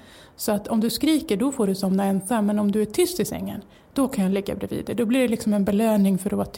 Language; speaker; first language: Swedish; native; Swedish